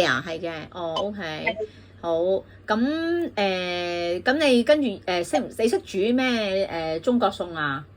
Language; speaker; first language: Cantonese; native; Cantonese